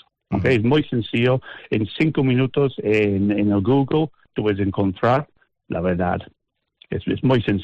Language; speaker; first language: Spanish; non-native, fluent; English